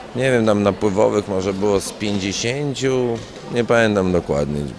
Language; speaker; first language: Polish; native; Polish